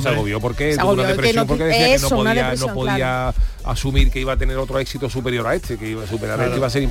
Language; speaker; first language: Spanish; native; Spanish